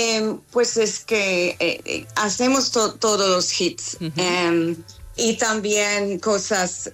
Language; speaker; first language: Spanish; non-native, fluent; English